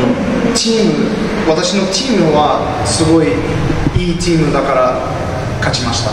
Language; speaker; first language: Japanese; non-native, learner; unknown